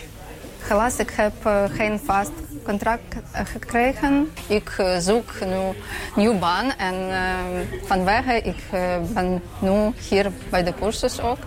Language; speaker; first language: Dutch; non-native, learner; Ukrainian